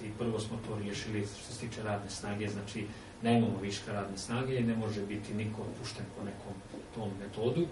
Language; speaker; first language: Serbian; native; Serbian